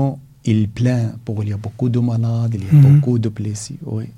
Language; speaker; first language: French; non-native, fluent; Arabic